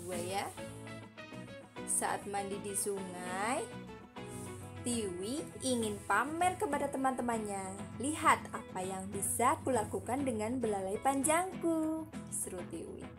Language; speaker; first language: Indonesian; native; Indonesian